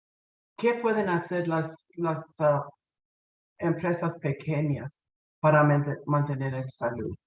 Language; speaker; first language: Spanish; non-native, fluent; English